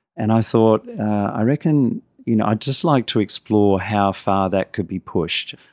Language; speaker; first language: English; native; English